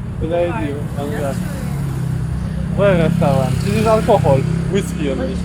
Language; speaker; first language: English; non-native, learner; Polish